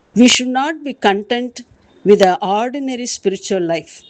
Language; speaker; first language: English; non-native, local second language; Tamil